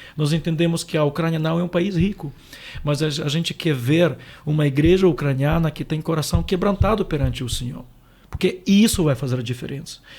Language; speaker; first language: Portuguese; non-native, fluent; Ukrainian